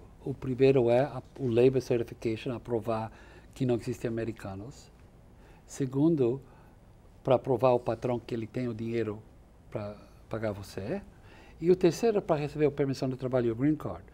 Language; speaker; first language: Portuguese; non-native, fluent; English